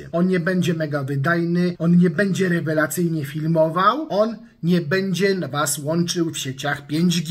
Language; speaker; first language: Polish; native; Polish